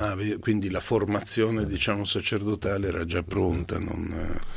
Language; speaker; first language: Italian; native; Italian